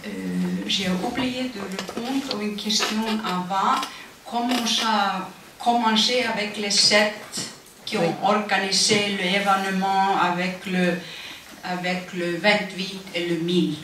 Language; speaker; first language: French; non-native, learner; Icelandic